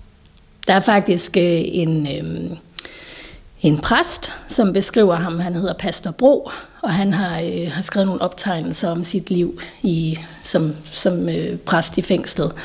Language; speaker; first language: Danish; native; Danish